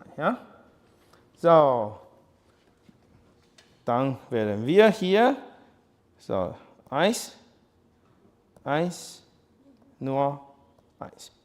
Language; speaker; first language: German; non-native, learner; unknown